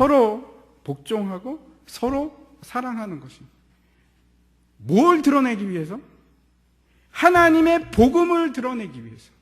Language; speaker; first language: Korean; native; Korean